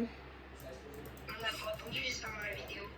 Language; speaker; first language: French; native; French